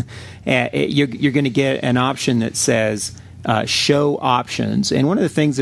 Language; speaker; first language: English; native; English